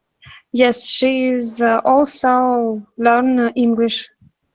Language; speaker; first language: English; non-native, learner; Russian